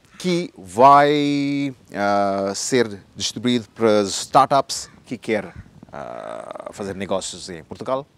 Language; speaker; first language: Portuguese; non-native, learner; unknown